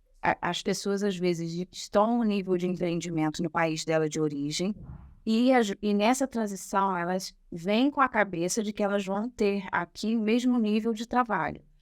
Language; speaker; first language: Portuguese; native; Portuguese